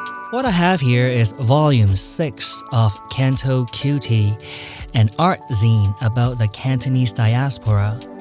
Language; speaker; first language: English; non-native, local second language; Cantonese